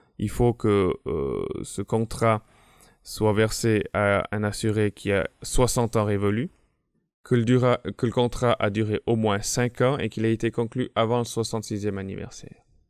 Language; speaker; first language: French; native; French